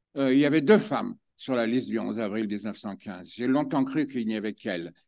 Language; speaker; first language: French; native; French